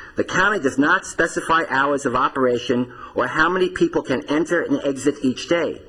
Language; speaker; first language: English; native; English